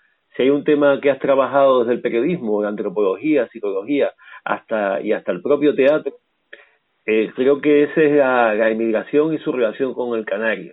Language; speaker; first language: Spanish; native; Spanish